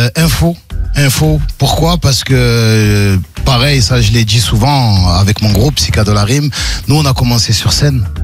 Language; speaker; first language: French; native; French